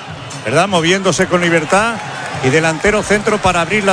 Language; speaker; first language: Spanish; native; Spanish